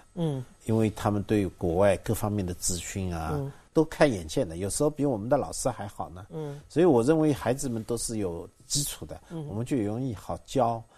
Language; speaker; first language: Chinese; native; Chinese